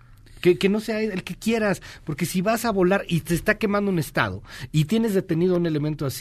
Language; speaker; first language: Spanish; native; Spanish